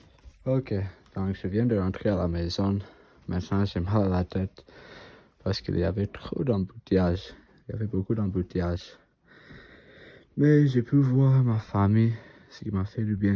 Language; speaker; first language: French; non-native, fluent; English